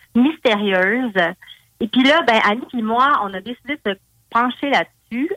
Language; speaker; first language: French; native; French